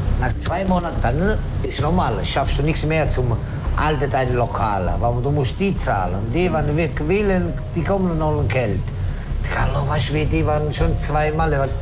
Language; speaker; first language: German; non-native, learner; Italian